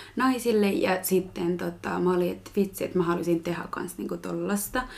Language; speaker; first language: Finnish; early bilingual, other home language; Kinyarwanda